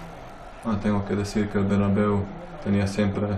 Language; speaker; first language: Spanish; non-native, fluent; Croatian